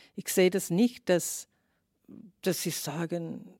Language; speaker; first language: German; non-native, fluent; English